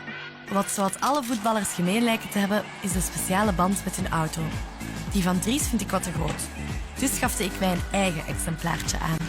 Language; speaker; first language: Dutch; native; Dutch